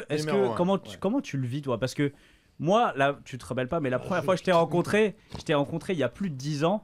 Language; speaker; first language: French; native; French